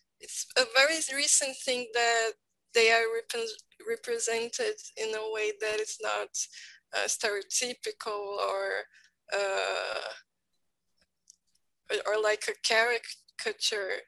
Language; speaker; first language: English; non-native, fluent; Portuguese